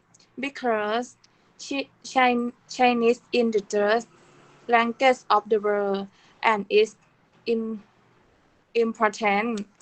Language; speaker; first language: English; non-native, learner; Thai